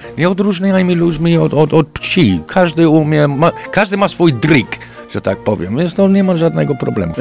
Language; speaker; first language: Polish; non-native, fluent; English